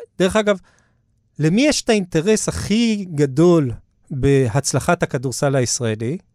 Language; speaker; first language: Hebrew; early bilingual, other home language; English